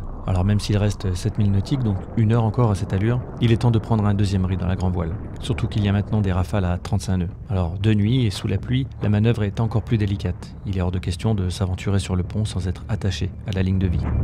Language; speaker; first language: French; native; French